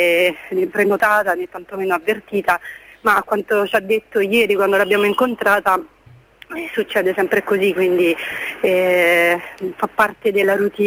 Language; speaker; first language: Italian; native; Italian